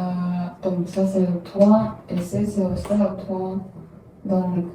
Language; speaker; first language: French; non-native, learner; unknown